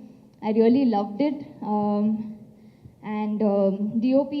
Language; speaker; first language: Telugu; non-native, local second language; Tamil